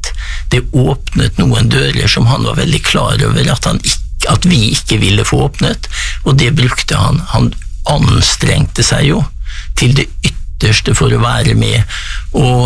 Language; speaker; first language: Norwegian; native; Norwegian